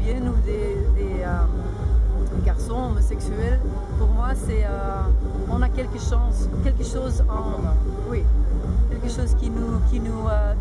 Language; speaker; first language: French; non-native, local second language; Dutch